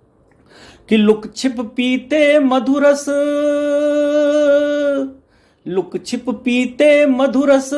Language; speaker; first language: Hindi; native; Hindi